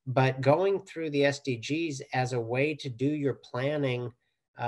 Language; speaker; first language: English; native; English